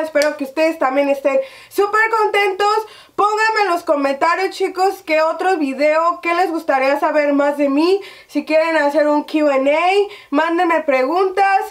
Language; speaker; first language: Spanish; early bilingual, heritage; Spanish